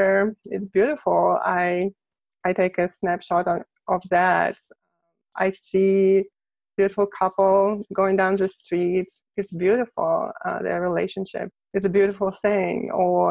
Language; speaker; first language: English; non-native, fluent; Russian